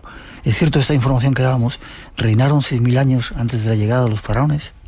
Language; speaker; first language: Spanish; native; Spanish